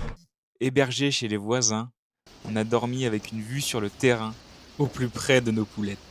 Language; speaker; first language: French; native; French